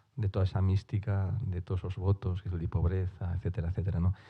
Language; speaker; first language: Spanish; non-native, local second language; Basque